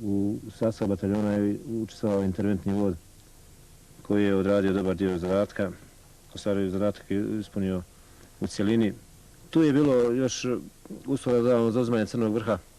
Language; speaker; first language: Bosnian; native; Bosnian